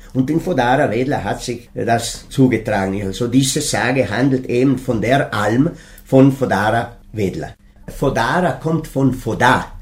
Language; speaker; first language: German; non-native, local second language; Ladin